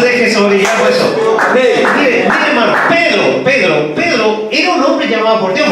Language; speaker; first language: Spanish; native; Spanish